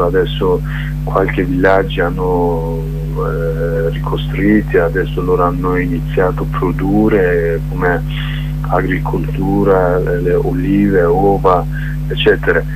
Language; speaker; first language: Italian; non-native, learner; Kurdish